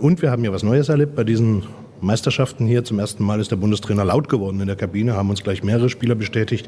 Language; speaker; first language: German; native; German